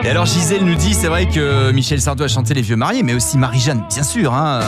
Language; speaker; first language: French; native; French